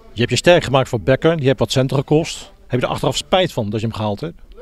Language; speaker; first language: Dutch; native; Dutch